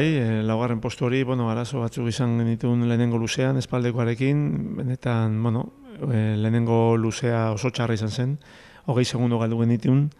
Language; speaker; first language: Basque; native; Basque